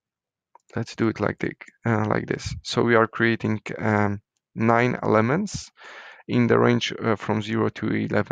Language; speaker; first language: English; non-native, fluent; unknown